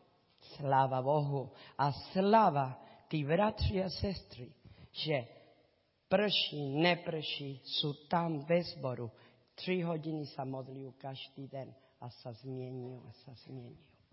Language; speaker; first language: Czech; non-native, learner; Spanish